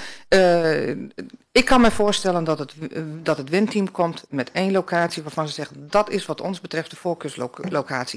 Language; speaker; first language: Dutch; native; Dutch